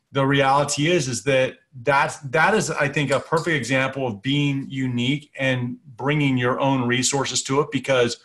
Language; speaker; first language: English; native; English